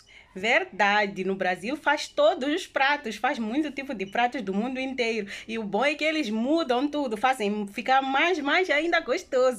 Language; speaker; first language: Portuguese; non-native, local second language; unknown